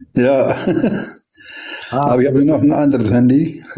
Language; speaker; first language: German; non-native, fluent; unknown